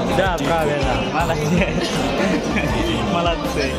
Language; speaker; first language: Russian; non-native, fluent; Indonesian